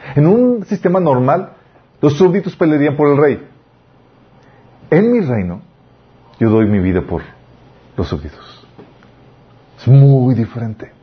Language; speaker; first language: Spanish; native; Spanish